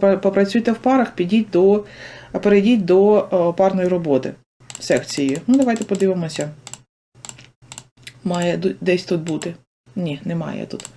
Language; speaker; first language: Ukrainian; native; Ukrainian